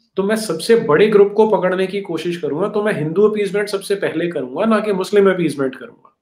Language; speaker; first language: Hindi; native; Hindi